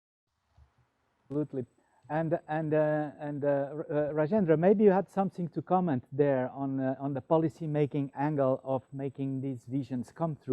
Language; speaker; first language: English; non-native, fluent; Portuguese